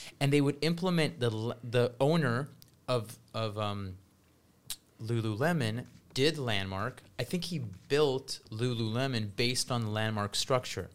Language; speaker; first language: English; early bilingual, other home language; Russian